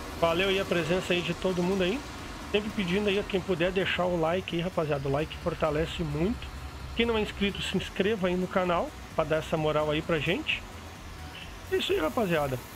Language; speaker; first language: Portuguese; native; Portuguese